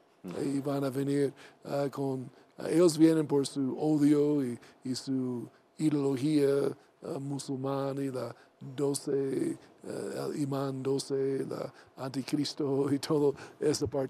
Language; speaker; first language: Spanish; non-native, learner; English